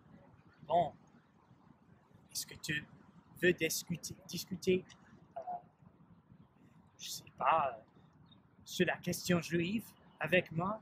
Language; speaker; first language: French; non-native, learner; English